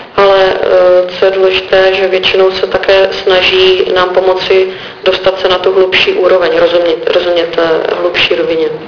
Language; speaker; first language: Czech; native; Czech